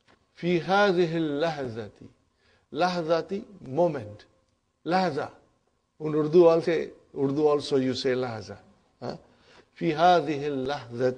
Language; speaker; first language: Arabic; non-native, fluent; Urdu